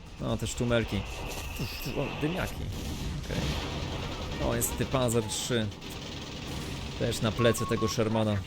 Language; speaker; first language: Polish; native; Polish